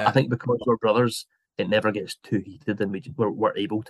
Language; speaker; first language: English; native; English